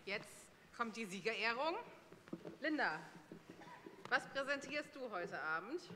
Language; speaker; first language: German; native; German